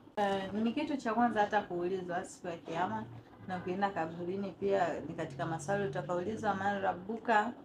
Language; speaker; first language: Swahili; native; Swahili